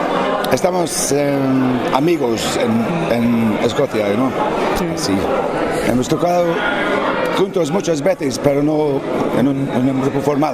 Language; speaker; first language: Spanish; non-native, fluent; English